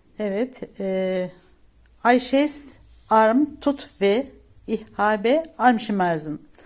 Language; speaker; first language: Turkish; native; Turkish